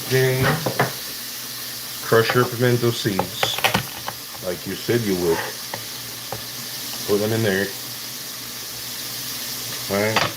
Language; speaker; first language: English; native; English